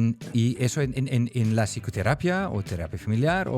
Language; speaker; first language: Spanish; non-native, fluent; Dutch